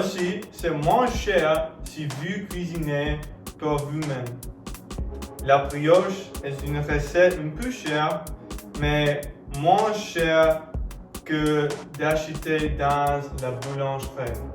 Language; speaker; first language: French; non-native, learner; English